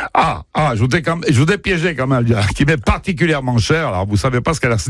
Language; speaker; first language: French; native; French